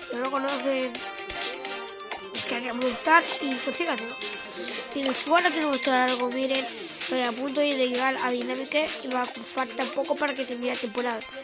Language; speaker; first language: Spanish; native; Spanish